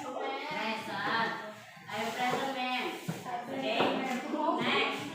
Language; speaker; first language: English; non-native, learner; Indonesian